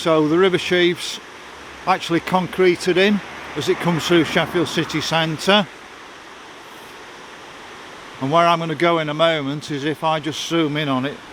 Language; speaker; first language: English; native; English